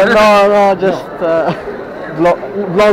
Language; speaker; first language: English; non-native, local second language; Filipino